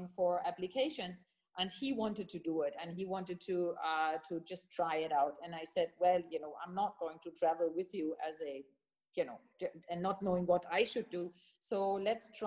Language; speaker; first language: English; non-native, fluent; German